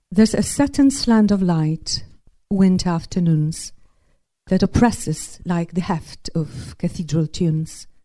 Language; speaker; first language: English; non-native, fluent; Polish